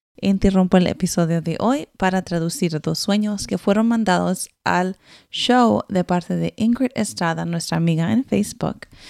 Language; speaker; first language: Spanish; early bilingual, heritage; Spanish